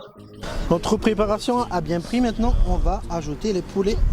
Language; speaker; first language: French; non-native, local second language; Malagasy